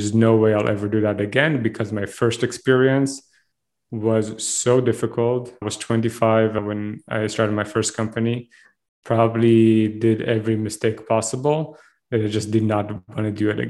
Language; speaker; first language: English; non-native, fluent; Hebrew